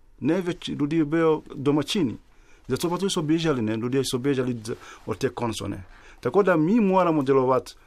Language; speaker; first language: Slovenian; non-native, fluent; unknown